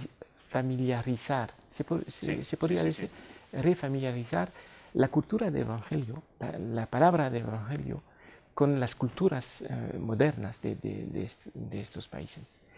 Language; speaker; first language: Spanish; non-native, fluent; French